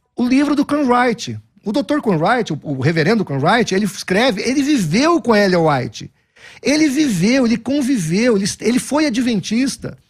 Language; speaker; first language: Portuguese; native; Portuguese